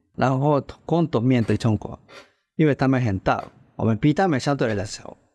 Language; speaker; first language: Chinese; non-native, fluent; Japanese